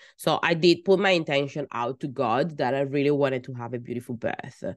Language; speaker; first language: English; non-native, fluent; Italian